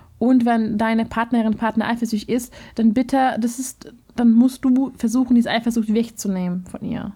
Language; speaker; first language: German; non-native, fluent; Hungarian